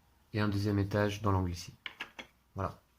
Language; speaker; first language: French; native; French